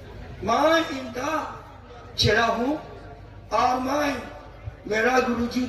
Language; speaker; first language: Hindi; non-native, learner; Japanese